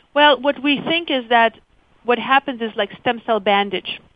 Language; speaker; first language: English; early bilingual, other home language; Lithuanian